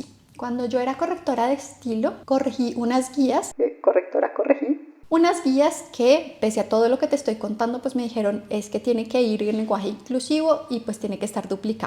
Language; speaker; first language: Spanish; native; Spanish